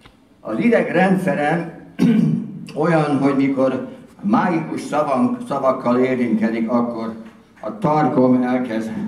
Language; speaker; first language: Hungarian; early bilingual, heritage; Hungarian